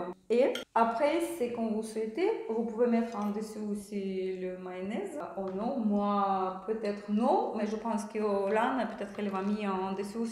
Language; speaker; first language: French; non-native, learner; Russian